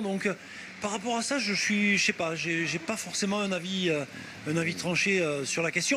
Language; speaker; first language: French; native; French